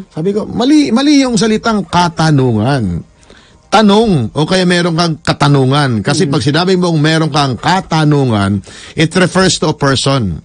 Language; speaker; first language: Filipino; non-native, local second language; Hiligaynon